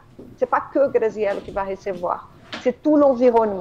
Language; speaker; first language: French; non-native, fluent; Portuguese